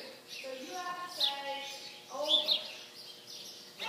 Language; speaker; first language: English; native; English